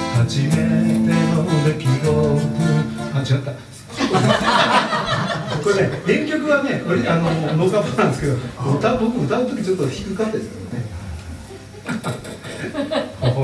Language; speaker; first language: Japanese; native; Japanese